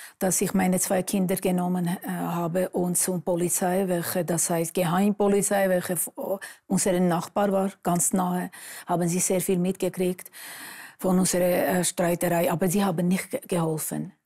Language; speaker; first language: German; non-native, fluent; Armenian